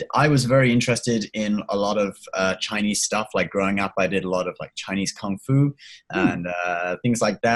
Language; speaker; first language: English; native; English